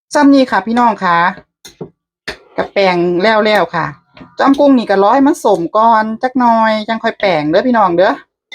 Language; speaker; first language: Thai; native; Thai